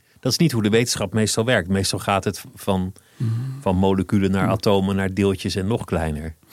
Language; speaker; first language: Dutch; native; Dutch